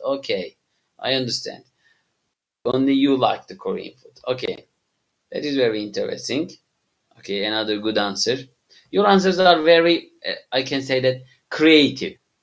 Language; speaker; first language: English; non-native, fluent; Turkish